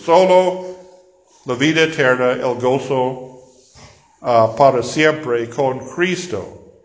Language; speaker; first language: Spanish; non-native, fluent; English